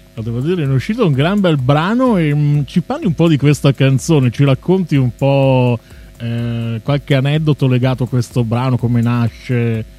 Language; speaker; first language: Italian; native; Italian